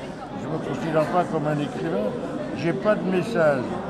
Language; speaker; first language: French; early bilingual, other home language; Yiddish